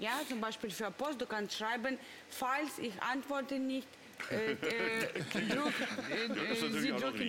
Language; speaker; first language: German; non-native, learner; Russian